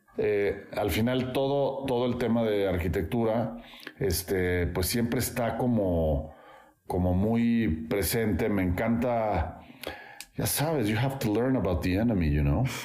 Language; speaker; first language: Spanish; native; Spanish